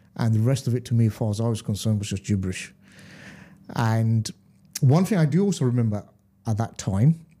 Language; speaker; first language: English; early bilingual, other home language; Hindi